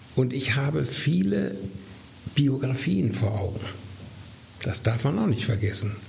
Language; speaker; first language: German; native; German